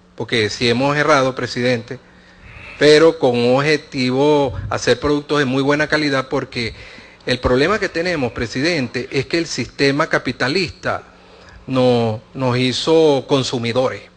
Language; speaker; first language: Spanish; native; Spanish